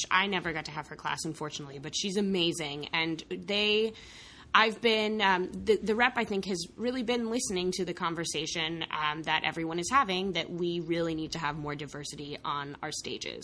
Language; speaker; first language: English; native; English